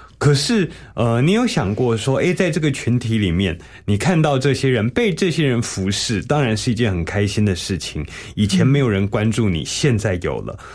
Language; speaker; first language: Chinese; native; Chinese